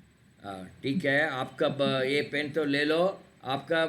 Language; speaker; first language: Hindi; non-native, local second language; Tamil